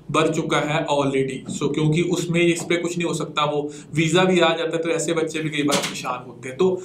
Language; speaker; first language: Hindi; non-native, local second language; Punjabi